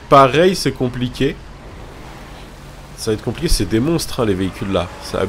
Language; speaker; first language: French; native; French